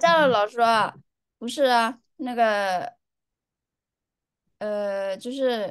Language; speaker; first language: Chinese; native; Chinese